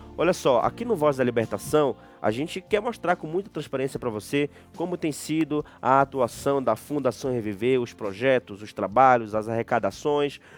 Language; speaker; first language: Portuguese; native; Portuguese